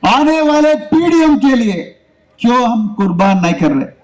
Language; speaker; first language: Hindi; non-native, local second language; Telugu